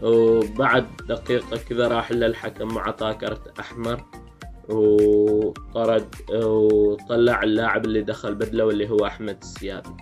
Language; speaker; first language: Arabic; native; Arabic